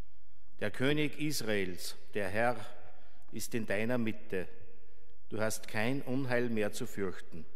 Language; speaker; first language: German; native; German